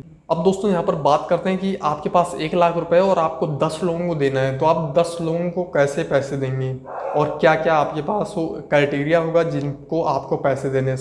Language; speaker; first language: Hindi; native; Hindi